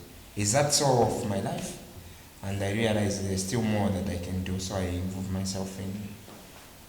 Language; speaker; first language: English; non-native, local second language; Bemba